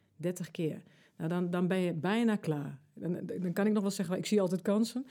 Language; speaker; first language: Dutch; early bilingual, other home language; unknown